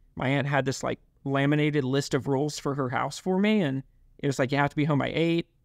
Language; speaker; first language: English; native; English